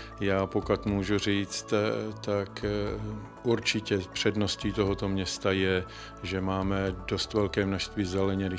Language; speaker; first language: Czech; native; Czech